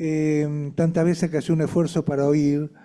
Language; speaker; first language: Spanish; native; Spanish